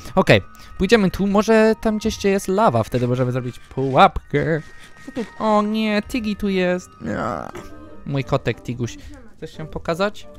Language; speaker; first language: Polish; early bilingual, heritage; Polish